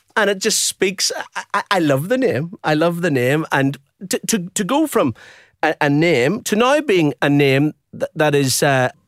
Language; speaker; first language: English; native; English